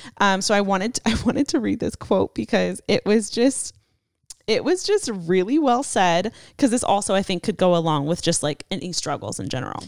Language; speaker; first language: English; native; English